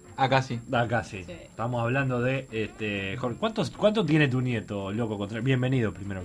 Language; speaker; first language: Spanish; native; Spanish